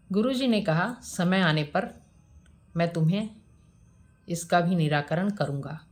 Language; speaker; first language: Hindi; native; Hindi